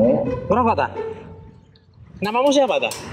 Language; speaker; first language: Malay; non-native, local second language; Javanese